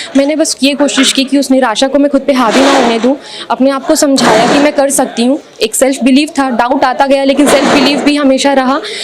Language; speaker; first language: Hindi; native; Hindi